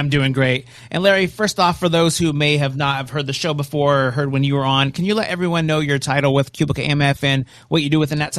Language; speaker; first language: English; native; English